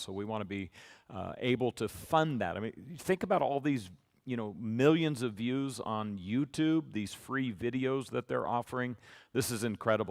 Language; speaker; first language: English; native; English